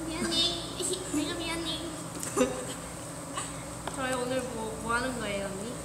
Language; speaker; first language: Korean; non-native, fluent; Thai